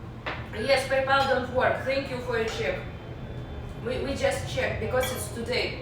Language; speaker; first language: English; non-native, learner; Russian